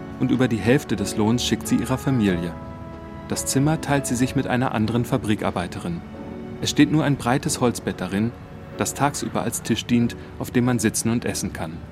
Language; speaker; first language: German; native; German